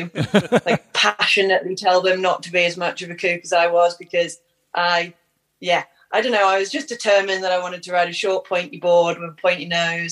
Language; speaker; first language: English; native; English